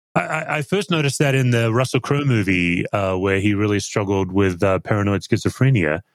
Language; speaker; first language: English; native; English